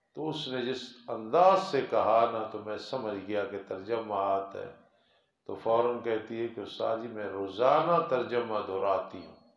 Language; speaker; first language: Urdu; non-native, local second language; Punjabi